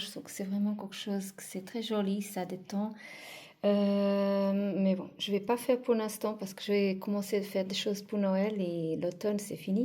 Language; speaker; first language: French; non-native, fluent; Portuguese